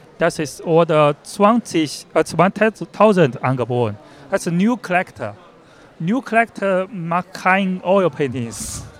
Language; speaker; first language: German; non-native, learner; Chinese